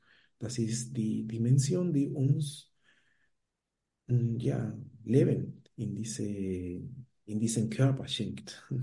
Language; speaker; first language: German; non-native, fluent; Spanish